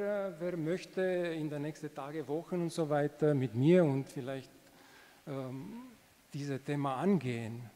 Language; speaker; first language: German; non-native, fluent; Romanian